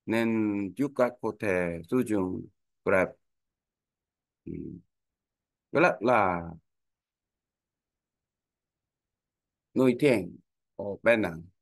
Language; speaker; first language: Vietnamese; non-native, learner; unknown